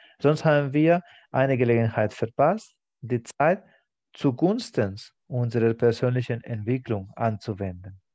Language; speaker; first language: German; non-native, fluent; Spanish